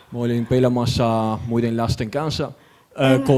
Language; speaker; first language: Finnish; non-native, learner; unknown